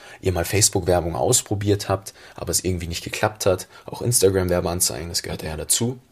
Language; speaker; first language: German; native; German